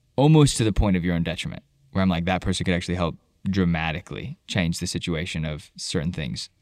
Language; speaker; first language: English; native; English